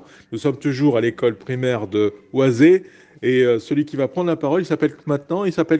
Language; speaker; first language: French; native; French